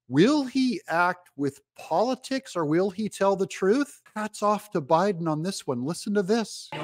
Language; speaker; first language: English; native; English